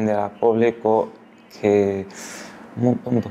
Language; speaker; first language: Spanish; non-native, learner; Arabic